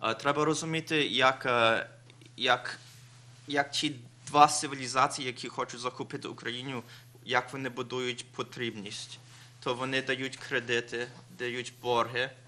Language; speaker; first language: Ukrainian; early bilingual, heritage; Ukrainian